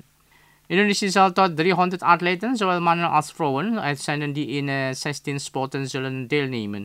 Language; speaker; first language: Dutch; non-native, fluent; Indonesian